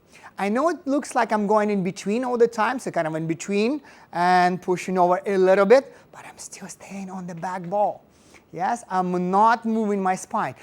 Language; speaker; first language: English; non-native, fluent; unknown